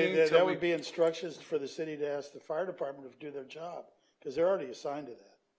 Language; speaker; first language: English; native; English